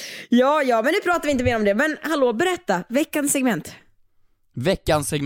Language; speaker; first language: Swedish; native; Swedish